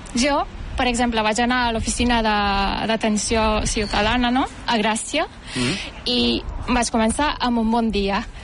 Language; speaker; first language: Catalan; non-native, fluent; Turkish